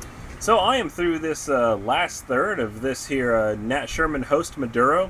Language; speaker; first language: English; native; English